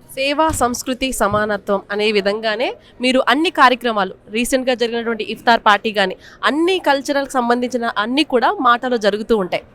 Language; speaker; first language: Telugu; native; Telugu